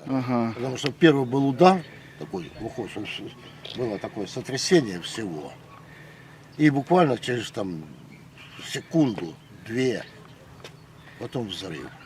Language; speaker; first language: Russian; native; Russian